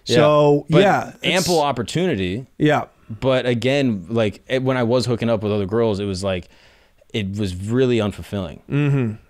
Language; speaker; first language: English; native; English